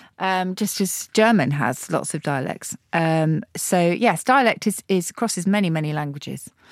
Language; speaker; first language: English; native; English